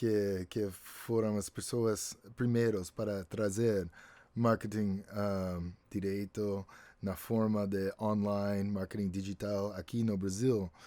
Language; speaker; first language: Portuguese; non-native, fluent; English